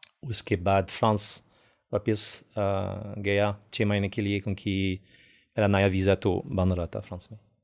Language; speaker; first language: Hindi; non-native, fluent; French